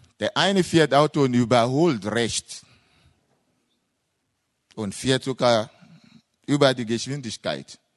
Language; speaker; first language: German; non-native, fluent; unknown